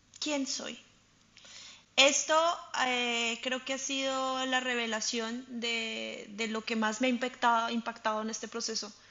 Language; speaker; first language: Spanish; native; Spanish